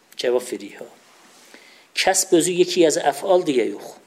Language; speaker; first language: Persian; non-native, local second language; Azerbaijani